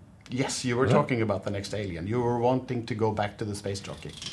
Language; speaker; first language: English; non-native, fluent; Norwegian